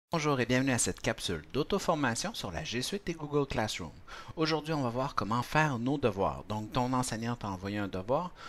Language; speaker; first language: French; native; French